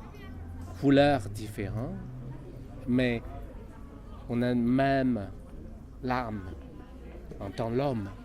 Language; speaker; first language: French; non-native, fluent; Chinese